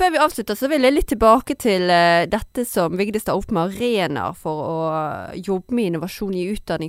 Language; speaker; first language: Norwegian; native; Norwegian